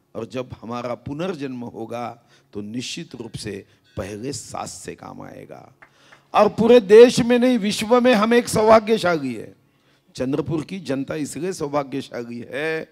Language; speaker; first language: Hindi; non-native, local second language; Marathi